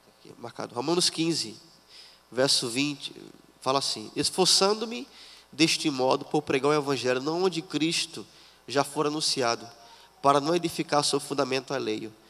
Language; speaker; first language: Portuguese; native; Portuguese